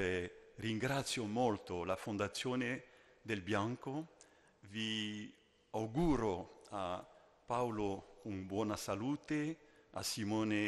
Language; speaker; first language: Italian; non-native, fluent; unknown